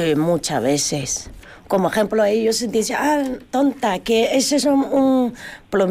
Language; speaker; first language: Spanish; non-native, learner; Chinese